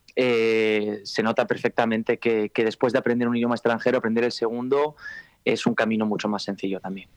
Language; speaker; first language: Spanish; native; Spanish